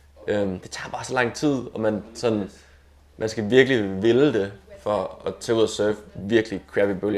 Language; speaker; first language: Danish; native; Danish